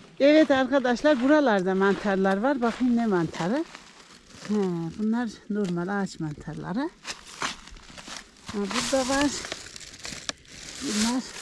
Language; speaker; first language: Turkish; native; Turkish